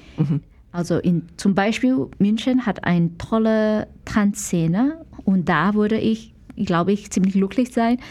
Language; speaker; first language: German; non-native, fluent; Chinese